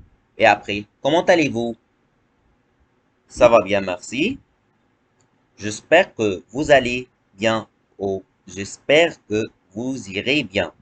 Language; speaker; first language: French; non-native, fluent; Arabic